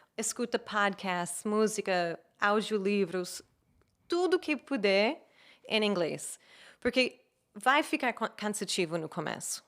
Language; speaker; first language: Portuguese; non-native, fluent; English